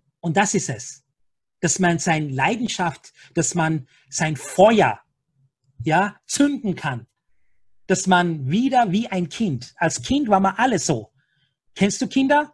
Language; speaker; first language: German; non-native, fluent; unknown